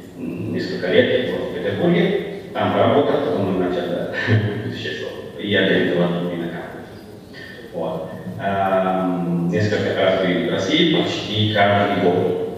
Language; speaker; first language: Russian; non-native, learner; Italian